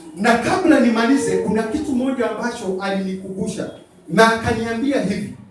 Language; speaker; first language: English; non-native, local second language; Swahili